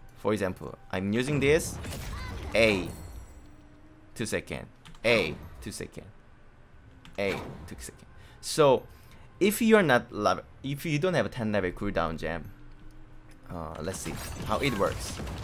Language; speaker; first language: English; non-native, learner; Korean